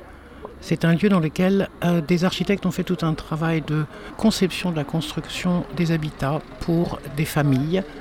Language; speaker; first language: French; native; French